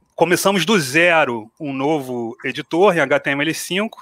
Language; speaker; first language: Portuguese; native; Portuguese